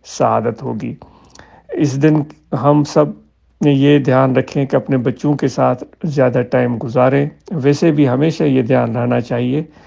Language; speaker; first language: Urdu; non-native, local second language; Sindhi